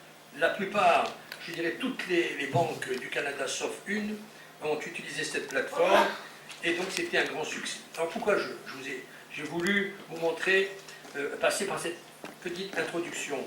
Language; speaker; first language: French; native; French